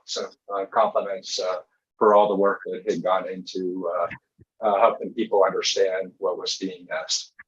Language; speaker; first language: English; native; English